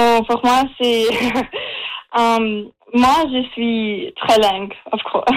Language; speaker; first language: French; non-native, local second language; English